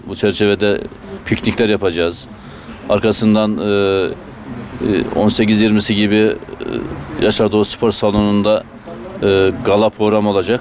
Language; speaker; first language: Turkish; native; Turkish